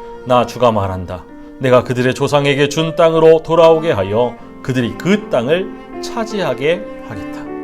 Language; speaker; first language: Korean; native; Korean